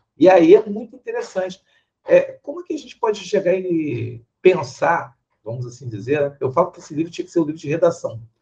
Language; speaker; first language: Portuguese; native; Portuguese